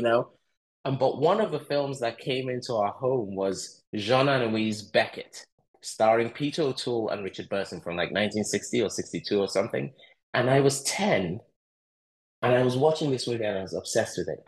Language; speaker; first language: English; non-native, local second language; Igbo